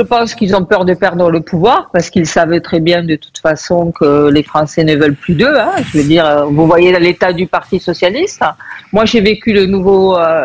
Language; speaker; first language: French; native; French